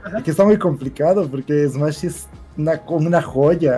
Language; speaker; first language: Spanish; native; Spanish